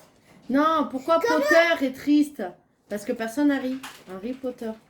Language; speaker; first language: French; native; French